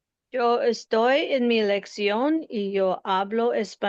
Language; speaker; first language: Spanish; non-native, learner; English